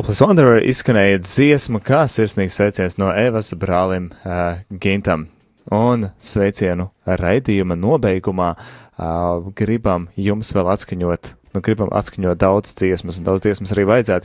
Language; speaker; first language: Latvian; native; Latvian